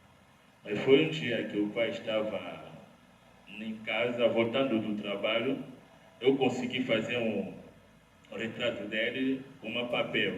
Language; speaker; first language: Portuguese; non-native, learner; Lingala